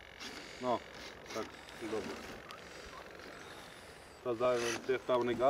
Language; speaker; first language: Polish; non-native, learner; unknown